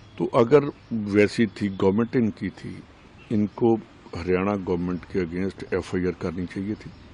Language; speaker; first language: Hindi; non-native, local second language; Punjabi